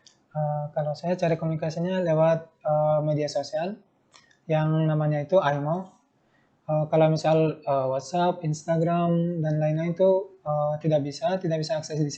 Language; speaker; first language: Indonesian; non-native, fluent; Turkmen